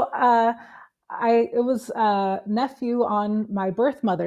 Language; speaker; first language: English; native; English